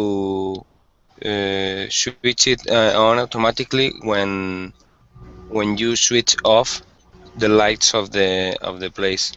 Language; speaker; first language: English; non-native, learner; Spanish